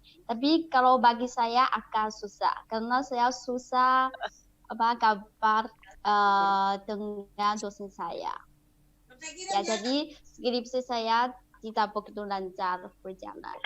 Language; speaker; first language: Indonesian; non-native, fluent; Chinese